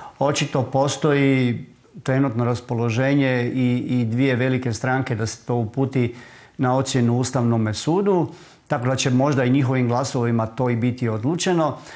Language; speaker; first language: Croatian; native; Croatian